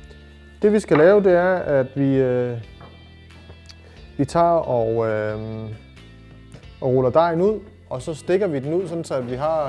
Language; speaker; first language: Danish; native; Danish